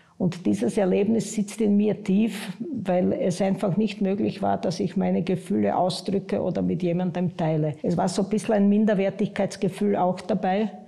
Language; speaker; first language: German; non-native, local second language; Croatian